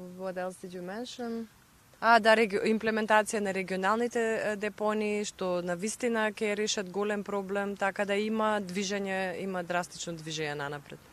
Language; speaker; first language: Macedonian; native; Macedonian